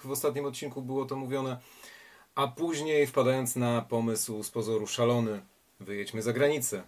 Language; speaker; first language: Polish; native; Polish